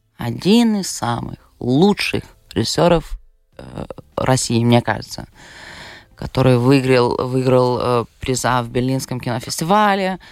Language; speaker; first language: Russian; non-native, fluent; Lithuanian